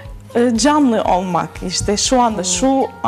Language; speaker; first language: Turkish; non-native, learner; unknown